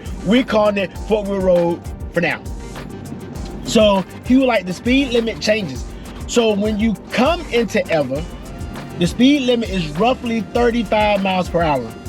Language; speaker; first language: English; native; English